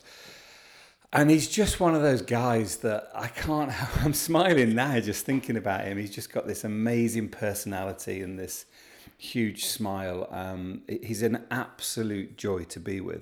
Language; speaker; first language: English; native; English